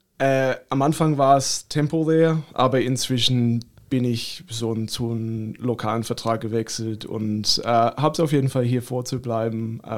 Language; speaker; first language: German; non-native, fluent; English